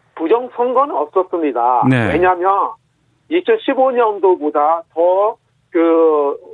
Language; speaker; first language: Korean; non-native, fluent; Burmese